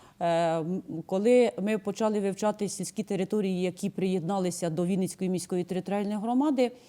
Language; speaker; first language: Ukrainian; native; Ukrainian